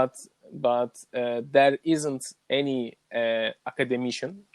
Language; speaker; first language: English; non-native, learner; Turkish